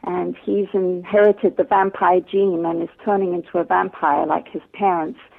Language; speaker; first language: English; native; English